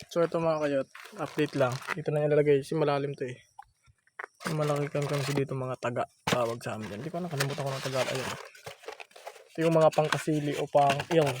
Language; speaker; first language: Filipino; non-native, local second language; Masbatenyo